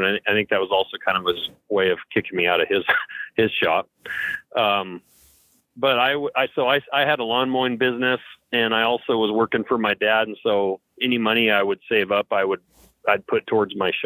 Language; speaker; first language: English; native; English